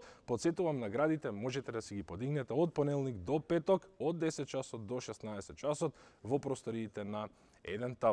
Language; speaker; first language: Macedonian; native; Macedonian